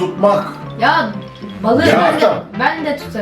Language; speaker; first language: Turkish; non-native, learner; Thai